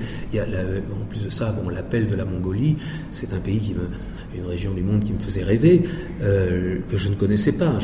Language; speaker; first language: French; native; French